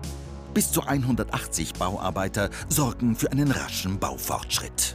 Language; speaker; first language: German; native; German